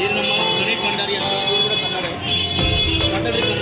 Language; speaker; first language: Kannada; early bilingual, heritage; Kannada